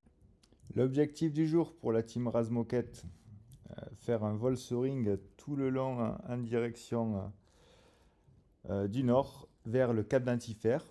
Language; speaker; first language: French; native; French